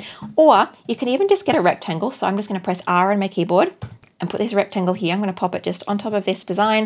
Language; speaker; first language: English; native; English